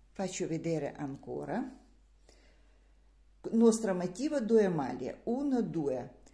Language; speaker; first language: Italian; non-native, learner; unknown